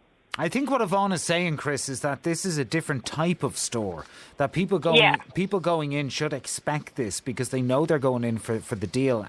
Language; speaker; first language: English; native; English